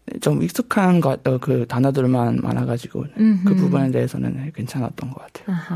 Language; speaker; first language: Korean; non-native, fluent; Burmese